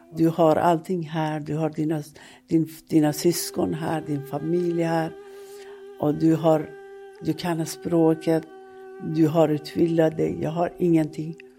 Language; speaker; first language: Swedish; non-native, fluent; Persian